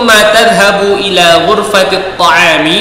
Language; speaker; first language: Arabic; non-native, fluent; Indonesian